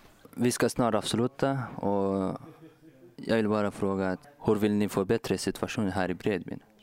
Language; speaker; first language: Swedish; non-native, fluent; Persian